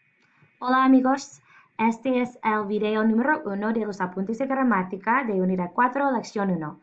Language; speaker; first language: Spanish; non-native, fluent; English